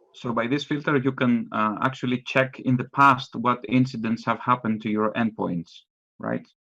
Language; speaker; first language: English; non-native, fluent; Greek